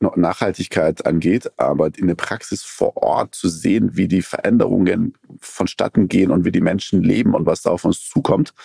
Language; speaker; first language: German; early bilingual, other home language; Persian